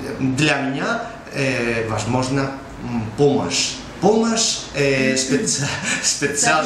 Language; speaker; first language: Russian; non-native, learner; Spanish